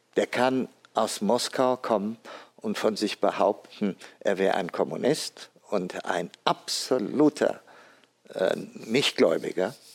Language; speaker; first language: German; non-native, fluent; Amharic